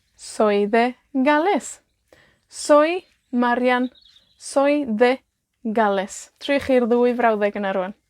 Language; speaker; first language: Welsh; native; Welsh